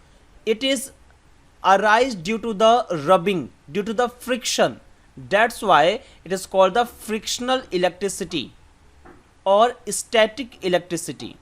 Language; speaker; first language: English; non-native, local second language; Hindi